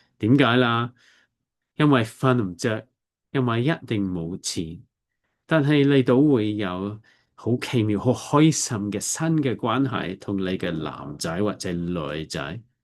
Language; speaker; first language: Cantonese; non-native, learner; English